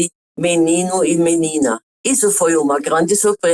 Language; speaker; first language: Portuguese; non-native, fluent; German